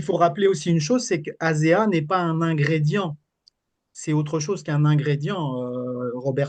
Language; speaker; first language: French; native; French